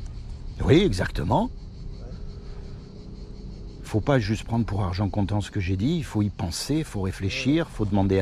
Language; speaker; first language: French; native; French